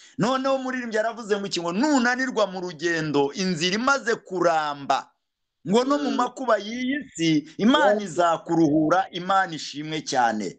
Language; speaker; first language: Kinyarwanda; native; Kinyarwanda